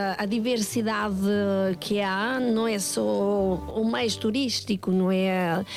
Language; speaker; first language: Portuguese; non-native, fluent; Spanish